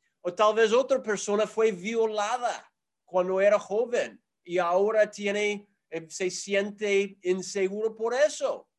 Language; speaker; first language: Spanish; non-native, fluent; English